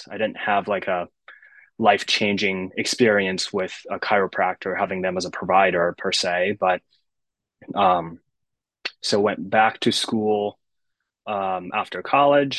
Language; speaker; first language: English; early bilingual, other home language; Japanese